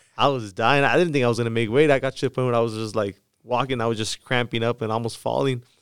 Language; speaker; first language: English; early bilingual, other home language; Spanish